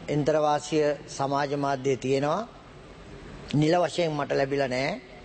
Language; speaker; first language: Sinhala; native; Sinhala